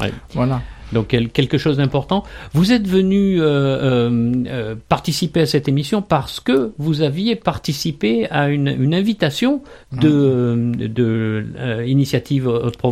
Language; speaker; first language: French; native; French